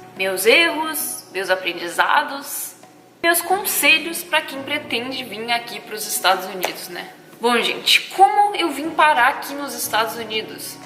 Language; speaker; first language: Portuguese; non-native, local second language; Japanese